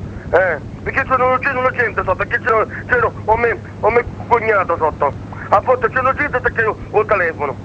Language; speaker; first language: Italian; non-native, learner; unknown